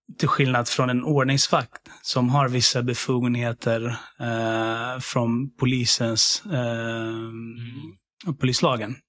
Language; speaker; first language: Swedish; early bilingual, other home language; Syriac